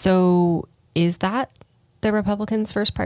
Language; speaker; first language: English; native; English